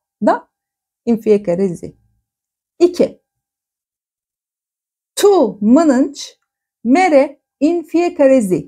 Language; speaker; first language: Romanian; non-native, fluent; Turkish